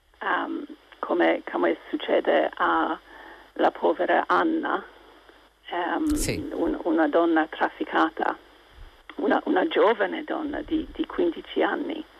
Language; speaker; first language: Italian; non-native, local second language; English